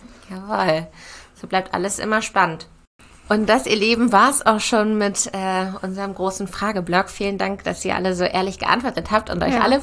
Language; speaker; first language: German; native; German